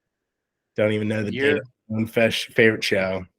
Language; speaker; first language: English; native; English